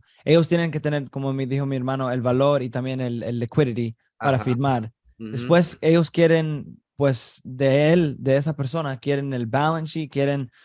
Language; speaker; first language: Spanish; early bilingual, heritage; Spanish